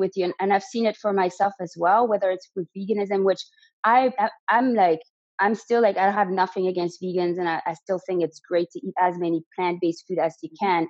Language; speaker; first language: English; non-native, fluent; French